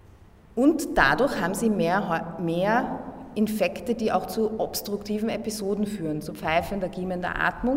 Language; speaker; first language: German; native; German